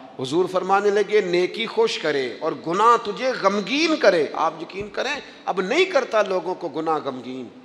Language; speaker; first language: Urdu; non-native, local second language; Punjabi